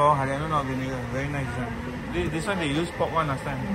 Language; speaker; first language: English; non-native, local second language; Malay